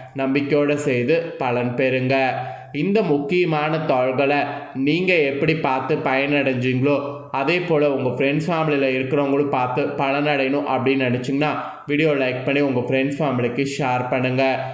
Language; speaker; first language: Tamil; native; Tamil